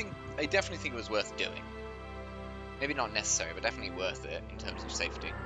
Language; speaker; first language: English; native; English